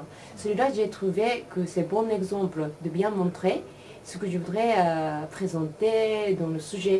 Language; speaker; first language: French; non-native, learner; Japanese